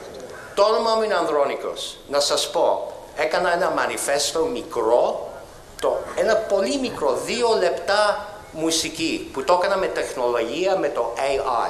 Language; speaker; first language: Greek; early bilingual, heritage; Greek